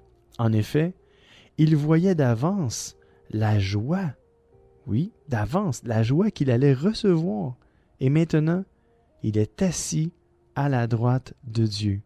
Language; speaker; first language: French; native; French